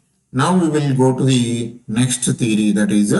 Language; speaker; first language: English; non-native, local second language; Telugu